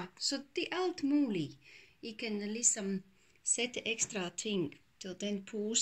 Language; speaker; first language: Danish; non-native, fluent; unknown